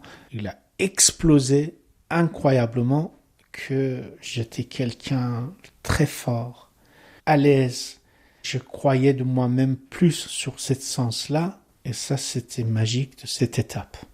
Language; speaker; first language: French; non-native, learner; Persian